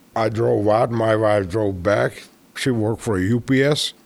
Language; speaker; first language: English; non-native, learner; Hungarian